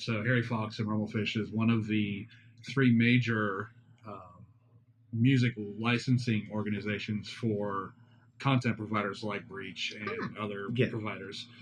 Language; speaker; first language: English; native; English